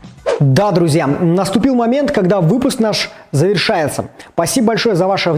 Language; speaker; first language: Russian; native; Russian